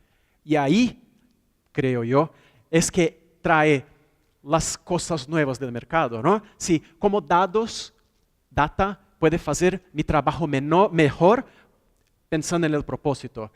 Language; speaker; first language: Spanish; non-native, fluent; Portuguese